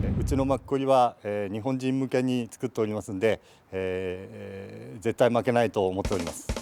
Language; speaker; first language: Japanese; native; Japanese